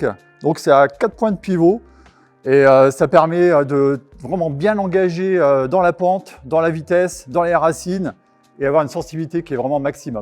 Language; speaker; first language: French; native; French